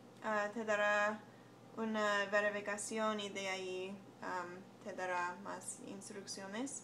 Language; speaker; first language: Spanish; non-native, learner; English